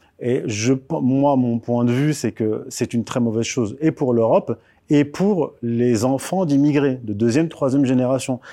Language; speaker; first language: French; early bilingual, other home language; Berber languages